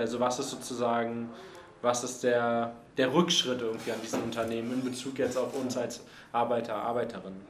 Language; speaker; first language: German; native; German